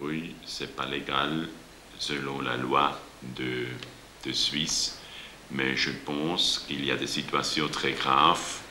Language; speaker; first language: French; non-native, local second language; German